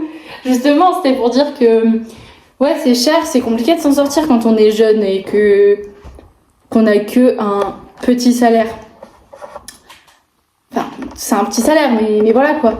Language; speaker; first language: French; native; French